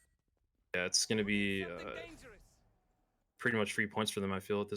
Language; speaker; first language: English; native; English